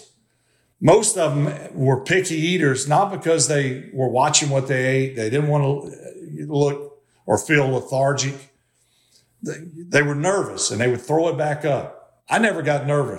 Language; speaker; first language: English; native; English